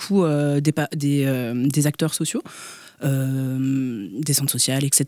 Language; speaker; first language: French; native; French